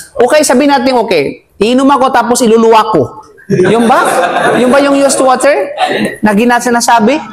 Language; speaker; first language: Filipino; native; Filipino